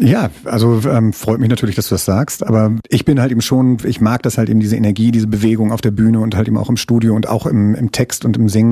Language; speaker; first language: German; native; German